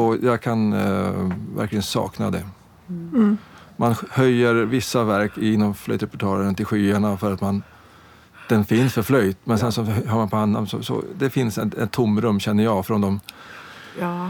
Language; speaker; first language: Swedish; native; Swedish